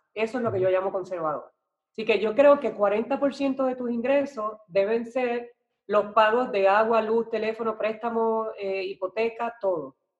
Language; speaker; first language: Spanish; native; Spanish